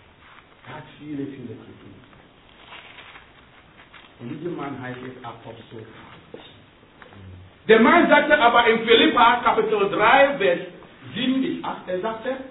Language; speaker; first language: German; non-native, learner; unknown